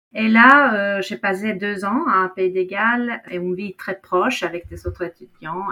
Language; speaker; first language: French; non-native, fluent; Norwegian